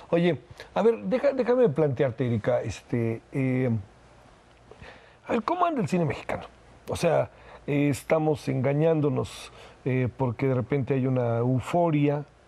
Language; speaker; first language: Spanish; native; Spanish